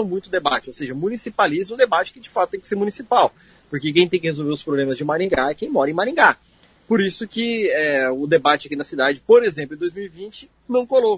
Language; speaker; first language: Portuguese; native; Portuguese